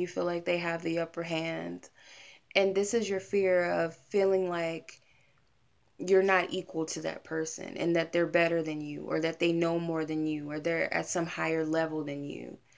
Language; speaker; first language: English; native; English